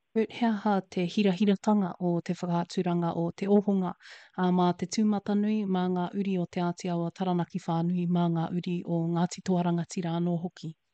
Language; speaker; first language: Māori; native; Māori